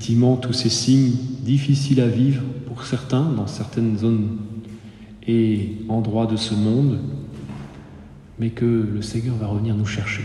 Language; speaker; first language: French; native; French